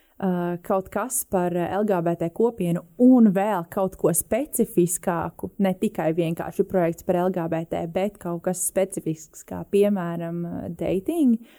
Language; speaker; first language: Latvian; native; Latvian